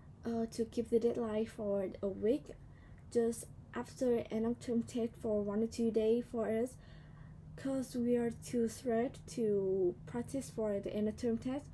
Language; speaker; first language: English; non-native, learner; Vietnamese